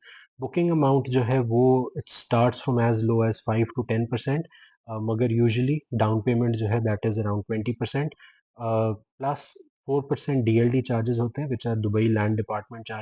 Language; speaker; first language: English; non-native, local second language; Urdu